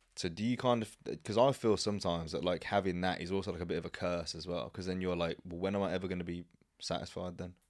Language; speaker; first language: English; native; English